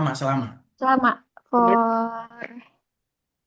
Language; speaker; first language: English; non-native, learner; Indonesian